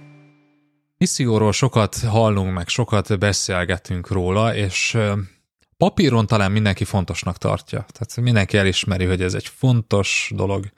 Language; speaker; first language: Hungarian; native; Hungarian